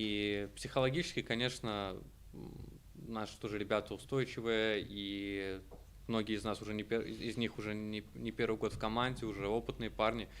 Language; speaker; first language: Russian; native; Russian